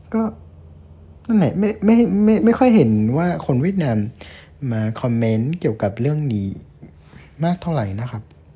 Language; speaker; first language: Thai; non-native, fluent; Vietnamese